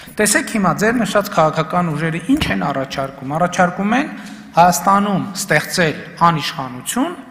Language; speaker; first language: Armenian; native; Armenian